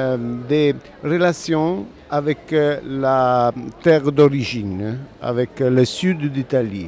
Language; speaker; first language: French; non-native, learner; Italian